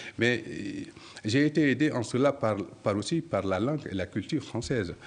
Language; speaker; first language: French; non-native, local second language; Soninke